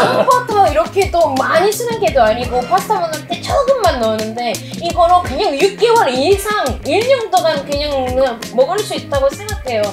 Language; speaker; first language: Korean; non-native, fluent; French